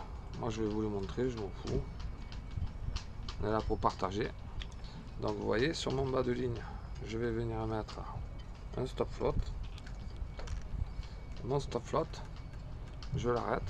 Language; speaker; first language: French; native; French